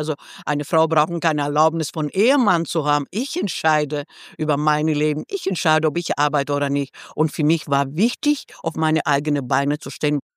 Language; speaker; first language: German; non-native, fluent; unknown